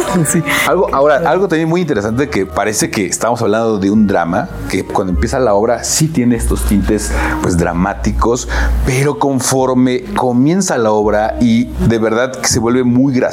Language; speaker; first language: Spanish; native; Spanish